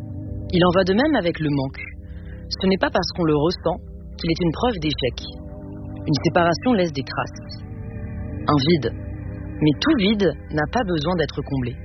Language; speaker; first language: French; native; French